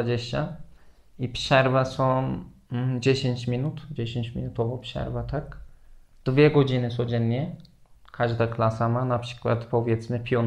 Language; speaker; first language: Polish; non-native, fluent; Turkish